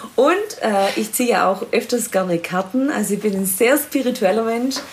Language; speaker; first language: German; native; German